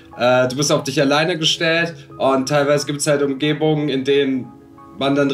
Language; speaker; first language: German; native; German